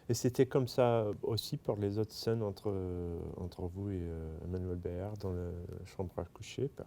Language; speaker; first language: French; non-native, fluent; English